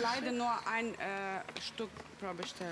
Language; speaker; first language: German; non-native, fluent; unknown